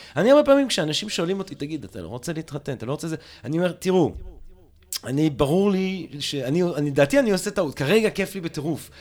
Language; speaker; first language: Hebrew; non-native, fluent; English